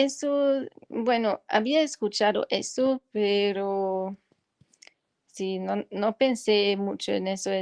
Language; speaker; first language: Spanish; non-native, fluent; German